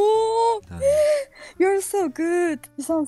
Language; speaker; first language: English; non-native, local second language; Ukrainian